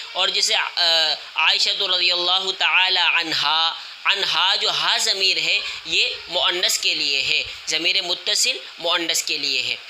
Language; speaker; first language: Urdu; native; Urdu